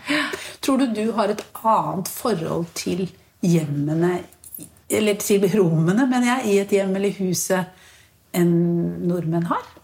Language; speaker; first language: Norwegian; native; Norwegian